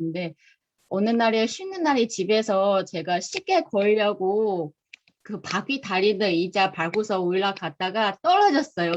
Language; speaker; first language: Korean; non-native, fluent; Chinese